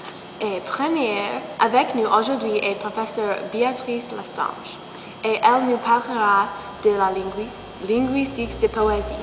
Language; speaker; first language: French; non-native, learner; English